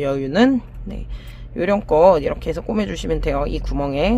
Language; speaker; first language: Korean; native; Korean